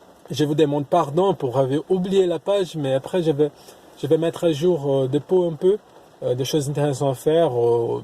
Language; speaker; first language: French; non-native, fluent; Portuguese